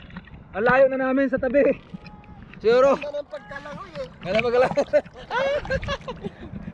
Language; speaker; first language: Filipino; native; Filipino